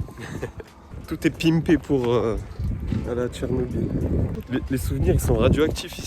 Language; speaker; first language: French; native; French